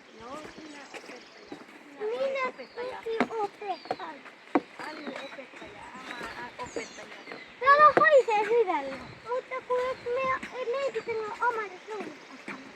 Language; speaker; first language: Finnish; non-native, learner; Thai